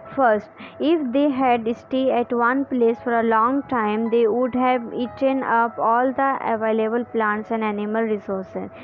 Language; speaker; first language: English; non-native, local second language; Hindi